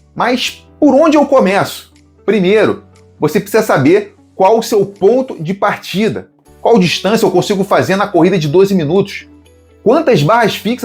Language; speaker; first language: Portuguese; native; Portuguese